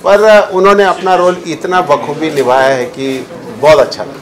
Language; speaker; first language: Hindi; non-native, local second language; Marathi